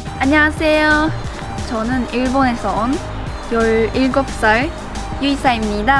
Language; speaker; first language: Korean; non-native, fluent; Japanese